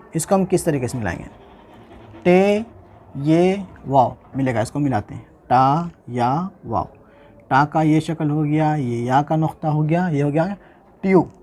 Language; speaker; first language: Hindi; native; Hindi